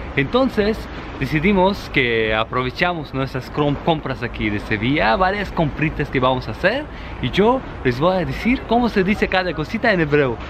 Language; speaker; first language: Spanish; non-native, fluent; Hebrew